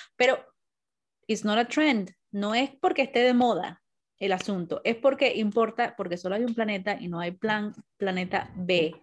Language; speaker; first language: Spanish; native; Spanish